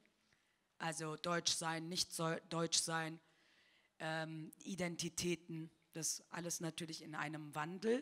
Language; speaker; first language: German; early bilingual, other home language; Turkish